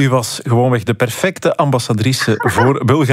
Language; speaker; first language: Dutch; native; Dutch